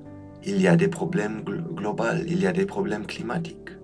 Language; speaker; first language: French; non-native, fluent; German